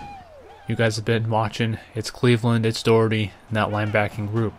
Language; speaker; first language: English; native; English